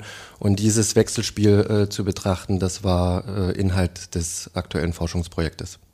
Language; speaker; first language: German; native; German